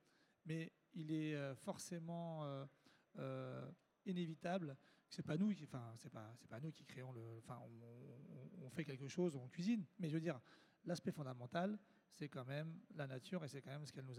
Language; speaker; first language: French; native; French